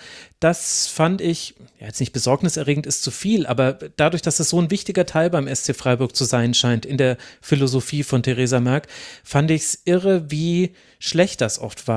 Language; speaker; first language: German; native; German